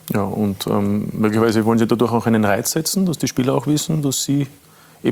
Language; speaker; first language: German; native; German